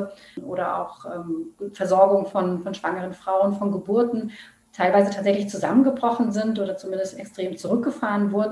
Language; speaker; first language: German; native; German